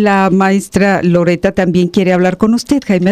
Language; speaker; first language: Spanish; native; Spanish